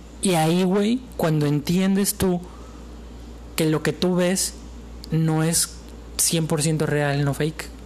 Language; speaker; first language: Spanish; native; Spanish